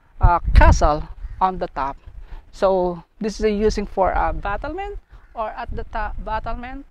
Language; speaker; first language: English; non-native, learner; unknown